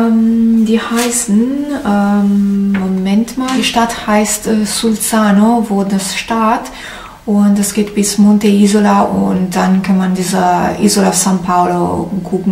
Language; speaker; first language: German; non-native, learner; Italian